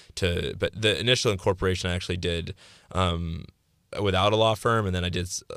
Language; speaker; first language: English; early bilingual, other home language; Greek